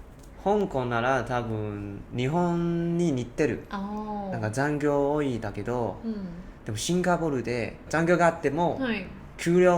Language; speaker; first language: Japanese; non-native, learner; Cantonese